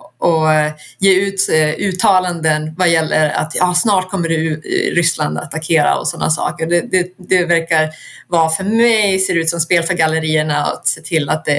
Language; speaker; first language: Swedish; native; Swedish